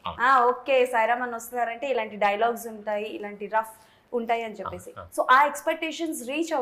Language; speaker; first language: Telugu; native; Telugu